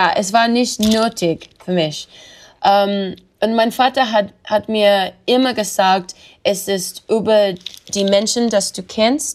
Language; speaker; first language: German; non-native, learner; English